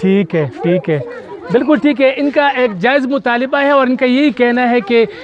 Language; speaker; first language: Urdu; non-native, local second language; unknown